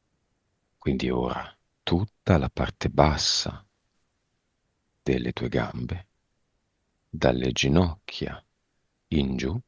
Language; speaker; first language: Italian; native; Italian